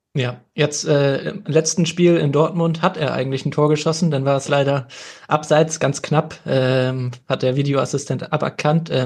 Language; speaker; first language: German; native; German